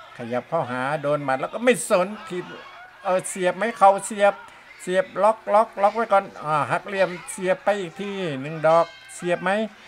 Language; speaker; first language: Thai; native; Thai